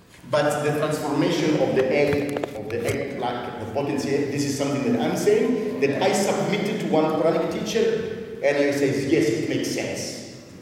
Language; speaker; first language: English; non-native, fluent; Italian